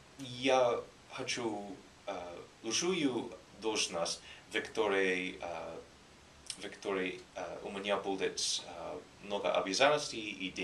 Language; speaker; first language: Russian; non-native, learner; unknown